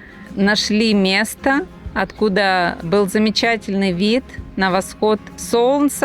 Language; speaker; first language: Russian; native; Russian